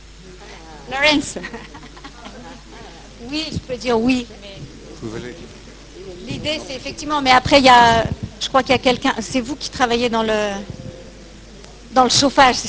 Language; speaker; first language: French; native; French